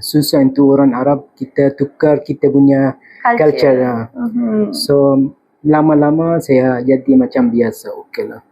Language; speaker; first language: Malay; non-native, fluent; Arabic